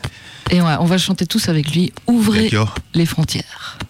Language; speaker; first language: French; native; French